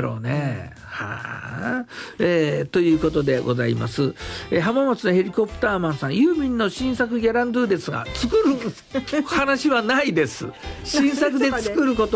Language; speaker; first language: Japanese; native; Japanese